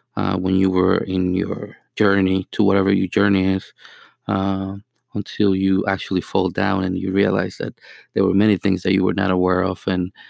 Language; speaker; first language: English; non-native, fluent; Spanish